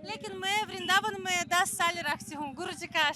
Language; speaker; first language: Hindi; non-native, learner; Russian